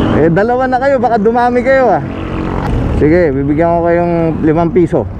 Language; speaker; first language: Filipino; native; Filipino